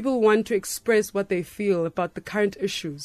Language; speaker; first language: English; non-native, local second language; Xhosa